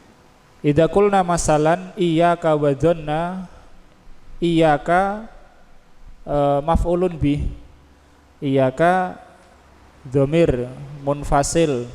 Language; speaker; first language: Arabic; non-native, fluent; Indonesian